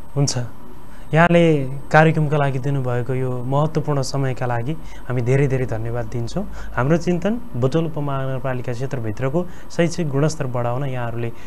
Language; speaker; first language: Nepali; native; Nepali